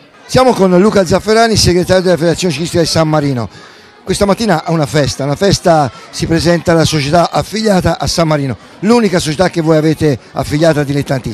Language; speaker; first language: Italian; native; Italian